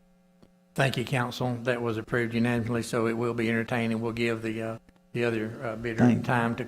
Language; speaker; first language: English; native; English